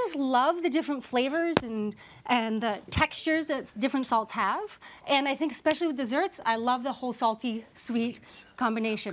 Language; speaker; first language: English; native; English